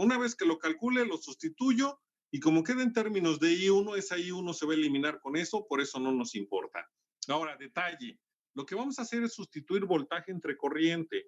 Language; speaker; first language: Spanish; native; Spanish